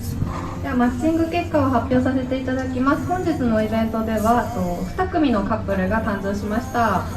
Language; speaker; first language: Japanese; native; Japanese